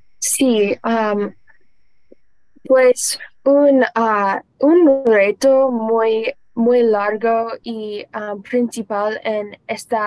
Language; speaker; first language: Spanish; non-native, learner; English